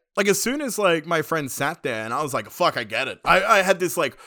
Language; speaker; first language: English; native; English